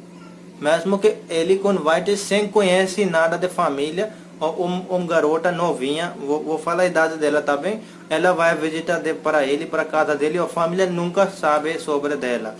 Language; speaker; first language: Portuguese; non-native, learner; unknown